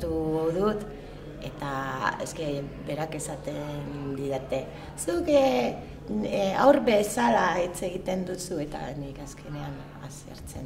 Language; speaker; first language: Basque; non-native, learner; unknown